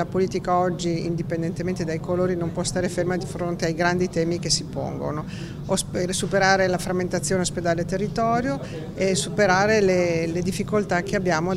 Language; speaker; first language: Italian; native; Italian